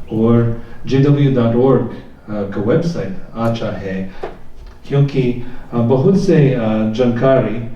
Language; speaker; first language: Hindi; non-native, learner; English